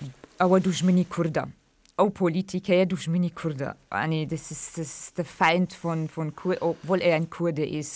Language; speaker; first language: German; non-native, fluent; Kurdish